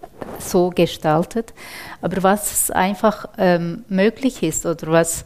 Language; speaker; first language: German; non-native, fluent; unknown